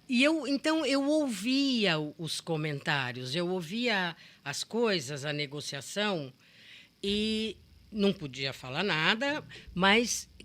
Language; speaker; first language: Portuguese; native; Portuguese